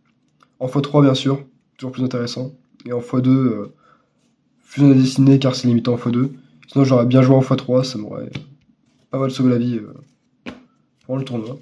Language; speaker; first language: French; native; French